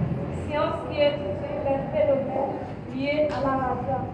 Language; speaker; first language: French; non-native, local second language; Haitian Creole